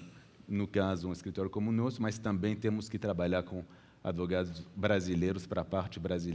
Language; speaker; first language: Portuguese; early bilingual, heritage; Portuguese